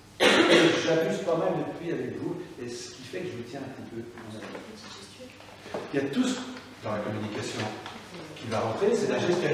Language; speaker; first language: French; native; French